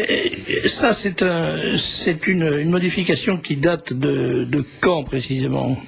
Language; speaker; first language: French; native; French